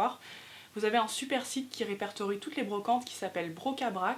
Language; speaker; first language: French; native; French